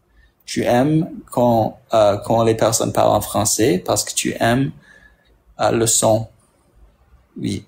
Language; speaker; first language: French; non-native, learner; English